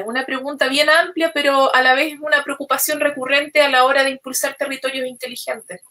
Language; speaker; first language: Spanish; native; Spanish